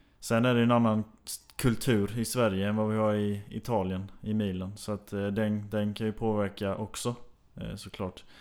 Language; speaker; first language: Swedish; native; Swedish